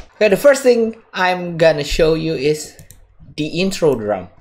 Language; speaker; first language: English; non-native, fluent; Indonesian